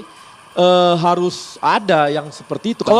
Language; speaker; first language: Indonesian; native; Indonesian